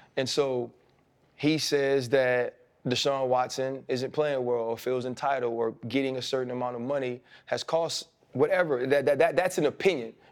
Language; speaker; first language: English; native; English